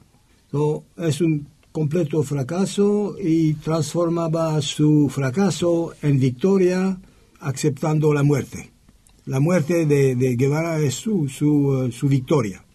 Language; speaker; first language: Spanish; non-native, learner; French